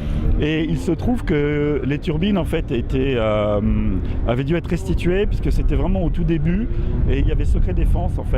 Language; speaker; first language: French; native; French